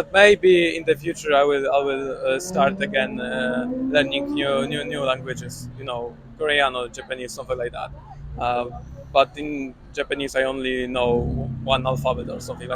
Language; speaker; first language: English; non-native, fluent; Polish